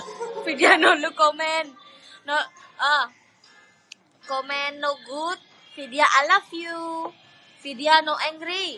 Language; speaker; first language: English; non-native, learner; Indonesian